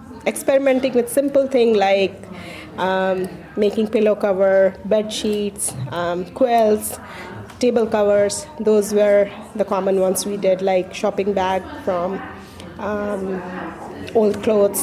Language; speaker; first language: English; non-native, local second language; Hindi